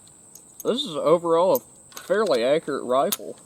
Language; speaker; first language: English; native; English